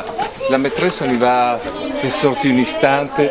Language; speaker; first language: French; non-native, fluent; Italian